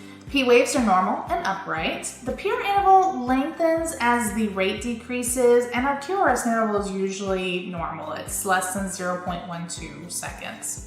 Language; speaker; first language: English; native; English